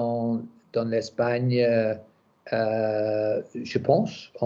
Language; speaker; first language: French; non-native, learner; English